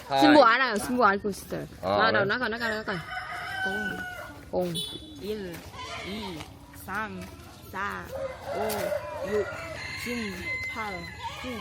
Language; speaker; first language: Korean; non-native, learner; Vietnamese